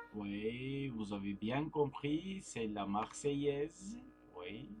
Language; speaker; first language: French; non-native, fluent; Turkish